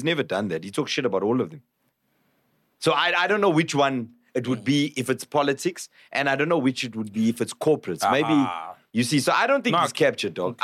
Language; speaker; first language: English; non-native, local second language; Zulu